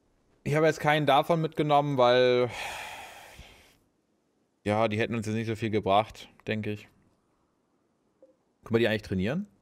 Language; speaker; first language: German; native; German